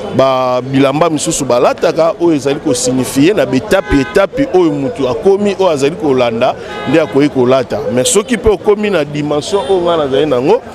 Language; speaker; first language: Lingala; native; Lingala